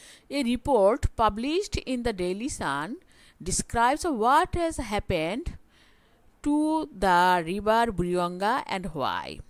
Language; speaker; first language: English; non-native, local second language; Bangla